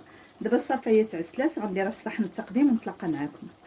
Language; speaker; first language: Arabic; native; Arabic